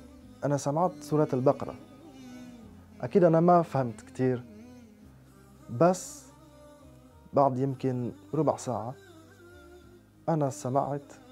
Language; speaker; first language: Arabic; non-native, fluent; French